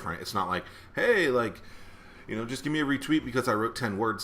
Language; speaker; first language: English; native; English